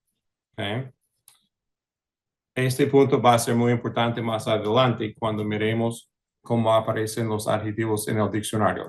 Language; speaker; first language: Spanish; early bilingual, heritage; English